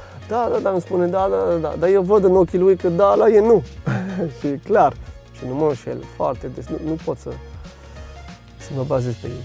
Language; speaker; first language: Romanian; non-native, fluent; French